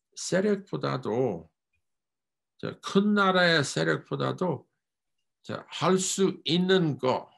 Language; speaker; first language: Korean; non-native, fluent; English